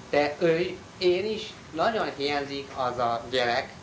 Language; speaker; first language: Hungarian; non-native, learner; Chinese